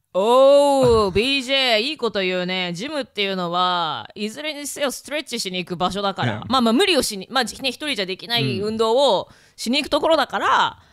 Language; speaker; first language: Japanese; early bilingual, heritage; Japanese